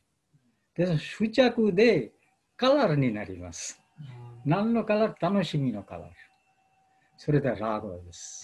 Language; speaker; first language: Japanese; non-native, fluent; Bangla